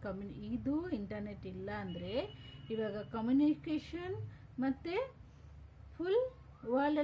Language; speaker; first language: Kannada; non-native, fluent; Hindi